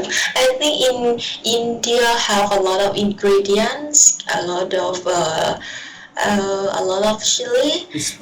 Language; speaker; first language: English; non-native, learner; Thai